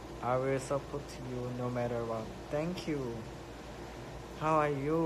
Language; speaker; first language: English; non-native, learner; Korean